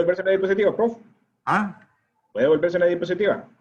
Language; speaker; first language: Spanish; native; Spanish